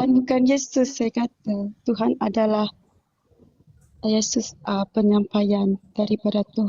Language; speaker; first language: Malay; non-native, local second language; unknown